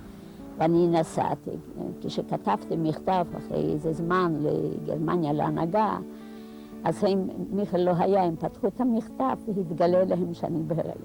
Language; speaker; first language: Hebrew; non-native, fluent; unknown